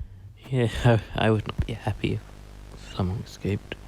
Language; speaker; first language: English; native; English